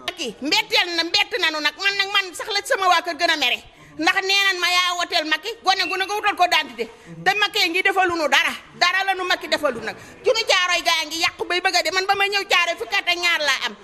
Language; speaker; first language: Wolof; native; Wolof